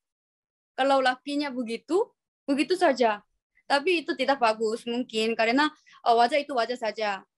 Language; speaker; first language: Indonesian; non-native, learner; Korean